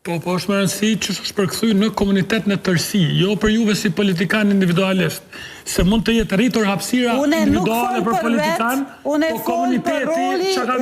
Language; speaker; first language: Albanian; native; Albanian